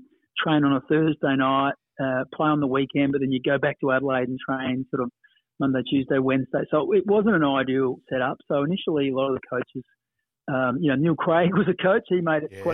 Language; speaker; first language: English; native; English